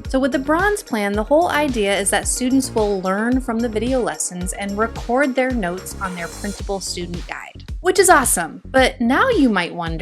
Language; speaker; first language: English; native; English